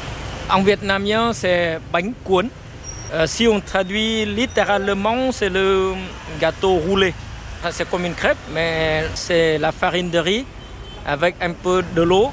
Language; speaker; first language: French; non-native, fluent; Vietnamese